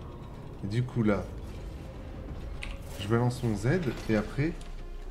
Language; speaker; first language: French; native; French